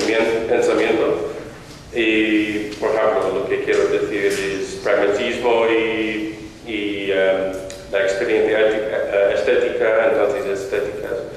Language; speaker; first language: Spanish; non-native, fluent; English